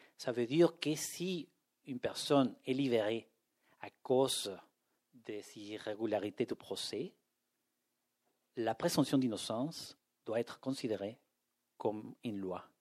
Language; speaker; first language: French; non-native, fluent; Spanish